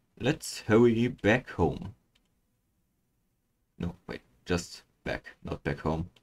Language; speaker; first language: English; non-native, fluent; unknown